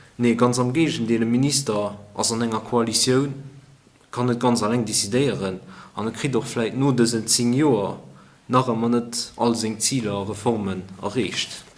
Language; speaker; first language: Luxembourgish; native; Luxembourgish